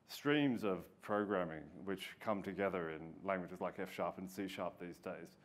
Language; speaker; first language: English; native; English